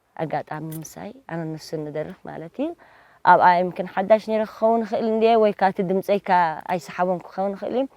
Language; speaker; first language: Tigrinya; non-native, local second language; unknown